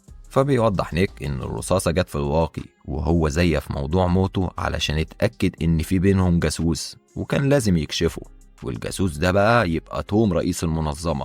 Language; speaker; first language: Arabic; native; Arabic